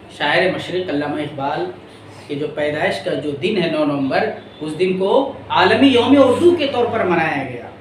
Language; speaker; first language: Urdu; native; Urdu